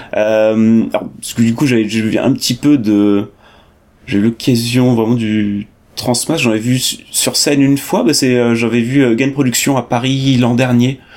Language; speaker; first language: French; native; French